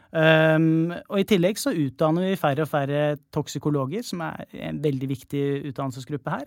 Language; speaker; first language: Norwegian; native; Norwegian